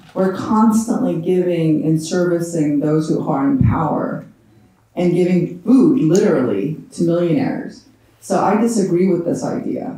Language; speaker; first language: English; native; English